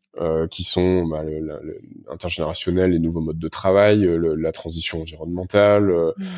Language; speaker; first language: French; native; French